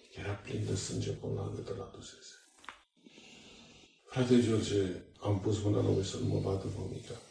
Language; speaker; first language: Romanian; native; Romanian